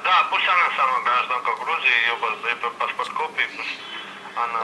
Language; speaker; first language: Russian; native; Russian